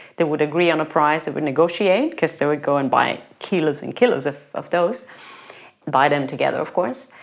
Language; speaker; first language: English; non-native, fluent; Italian